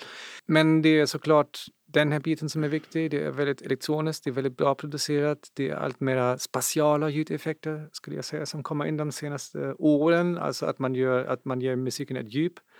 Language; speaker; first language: Swedish; non-native, fluent; German